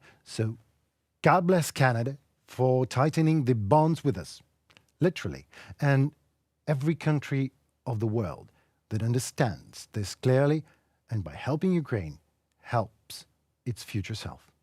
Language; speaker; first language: English; non-native, fluent; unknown